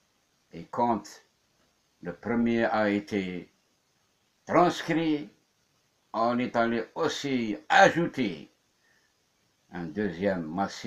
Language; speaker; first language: French; non-native, local second language; Kabyle